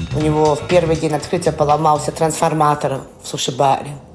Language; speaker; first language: Russian; early bilingual, heritage; Russian